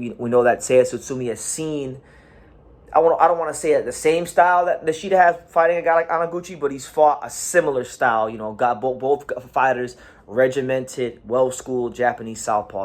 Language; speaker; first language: English; native; English